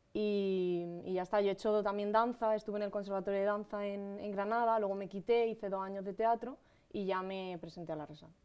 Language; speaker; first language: Spanish; native; Spanish